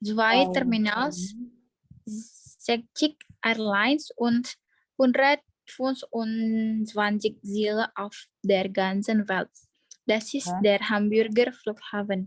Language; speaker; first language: German; non-native, learner; Indonesian